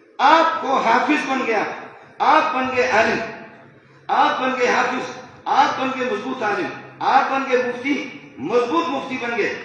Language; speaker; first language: Urdu; non-native, local second language; Brahui